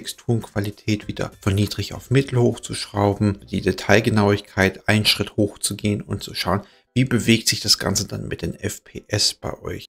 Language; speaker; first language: German; native; German